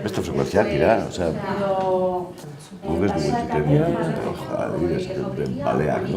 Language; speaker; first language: Basque; non-native, local second language; Spanish